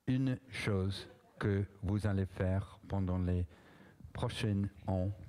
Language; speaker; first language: French; non-native, learner; English